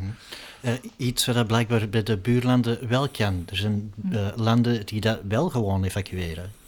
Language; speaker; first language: Dutch; native; Dutch